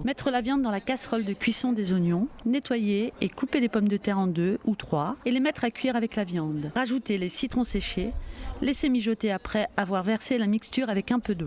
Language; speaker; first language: French; native; French